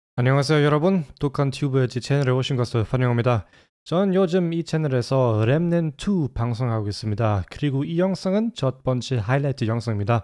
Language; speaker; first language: Korean; non-native, learner; German